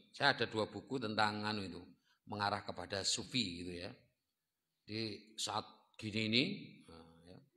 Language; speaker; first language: Indonesian; non-native, local second language; Javanese